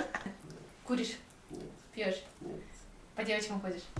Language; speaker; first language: Russian; non-native, local second language; Kyrgyz